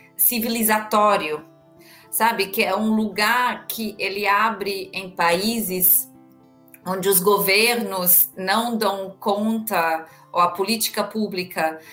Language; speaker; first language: Portuguese; non-native, fluent; German